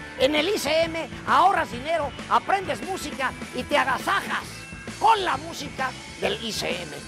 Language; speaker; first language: Spanish; native; Spanish